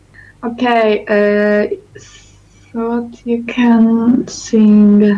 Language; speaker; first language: English; non-native, learner; Polish